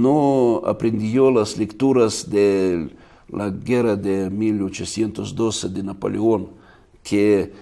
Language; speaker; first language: Spanish; non-native, fluent; Russian